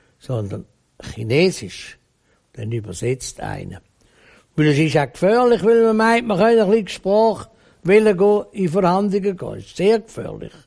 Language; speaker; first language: German; native; German